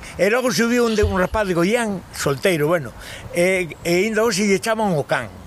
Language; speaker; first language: Galician; native; Galician